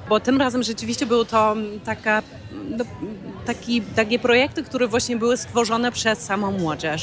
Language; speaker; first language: Polish; non-native, fluent; German